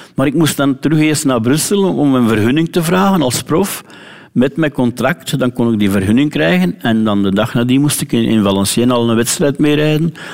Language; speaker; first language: Dutch; native; Dutch